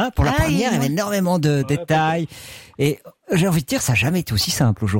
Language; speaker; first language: French; native; French